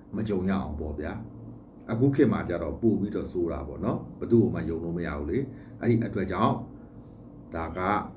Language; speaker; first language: Burmese; native; Burmese